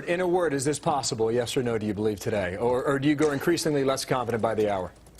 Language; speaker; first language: English; native; English